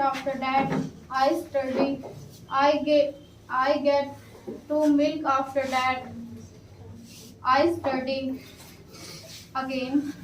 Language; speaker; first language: English; non-native, learner; Hindi